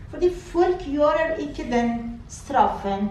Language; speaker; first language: Norwegian; non-native, fluent; Persian